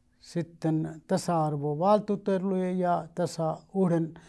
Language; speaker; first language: Finnish; non-native, fluent; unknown